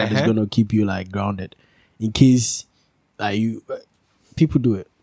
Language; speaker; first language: English; non-native, local second language; Akan